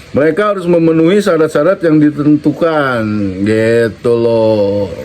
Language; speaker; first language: Indonesian; native; Indonesian